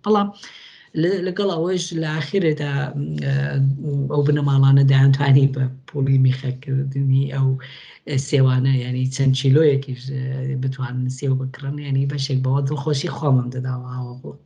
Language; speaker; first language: Central Kurdish; native; Central Kurdish